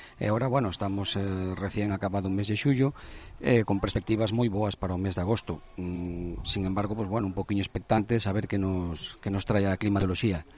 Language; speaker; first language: Galician; native; Galician